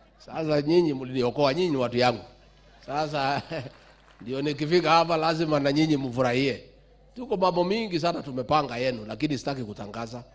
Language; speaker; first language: Swahili; non-native, local second language; Kalenjin